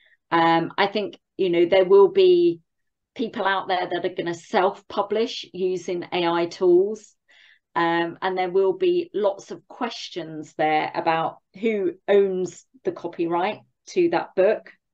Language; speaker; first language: English; native; English